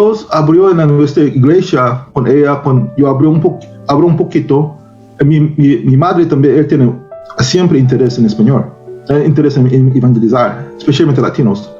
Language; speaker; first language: Spanish; non-native, learner; Korean